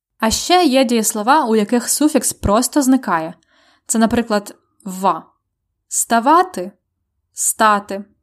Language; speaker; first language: Ukrainian; native; Ukrainian